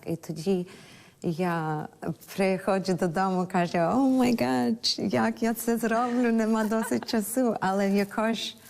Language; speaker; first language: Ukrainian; early bilingual, heritage; Ukrainian